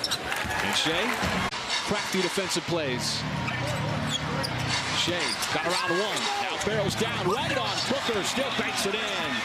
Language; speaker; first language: English; native; English